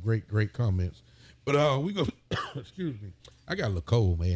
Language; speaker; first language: English; native; English